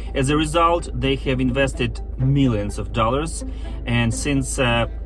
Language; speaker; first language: English; non-native, fluent; Ukrainian